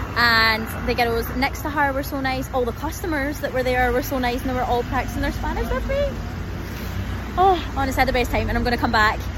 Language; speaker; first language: English; native; English